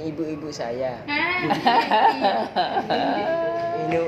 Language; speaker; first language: Indonesian; non-native, learner; Malay